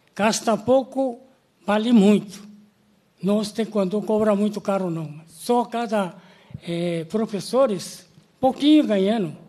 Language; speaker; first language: Portuguese; non-native, learner; Korean